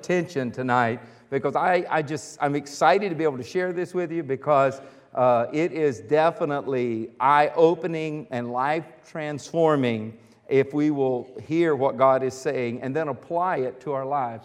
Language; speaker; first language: English; native; English